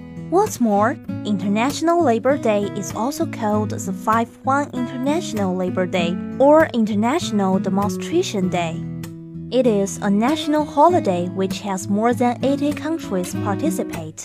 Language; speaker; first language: English; non-native, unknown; Chinese